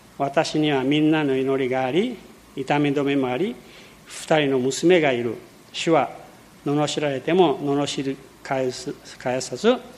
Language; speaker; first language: Japanese; early bilingual, heritage; Portuguese